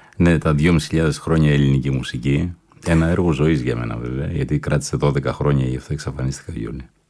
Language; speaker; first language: Greek; early bilingual, heritage; Greek